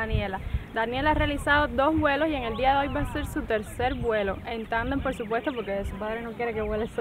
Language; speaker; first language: Spanish; native; Spanish